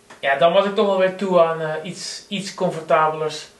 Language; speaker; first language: Dutch; native; Dutch